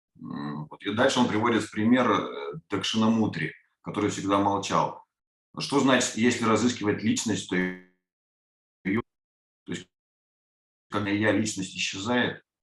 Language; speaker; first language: Russian; native; Russian